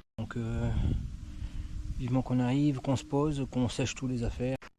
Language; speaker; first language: French; native; French